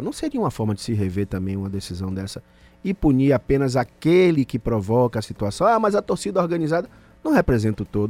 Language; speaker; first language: Portuguese; native; Portuguese